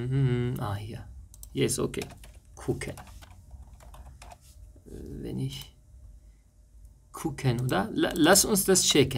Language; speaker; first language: German; non-native, fluent; Persian